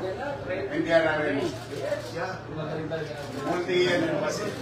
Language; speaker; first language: Filipino; native; Filipino